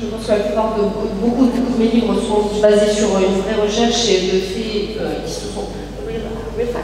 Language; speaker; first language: French; native; French